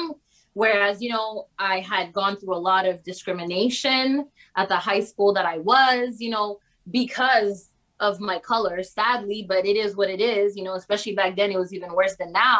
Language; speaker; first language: English; native; English